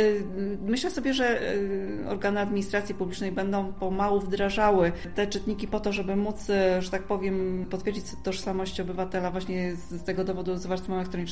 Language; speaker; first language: Polish; native; Polish